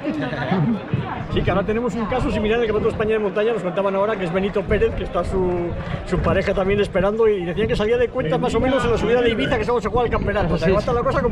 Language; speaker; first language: Spanish; native; Spanish